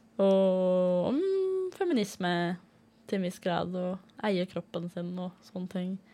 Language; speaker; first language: Norwegian; early bilingual, other home language; Danish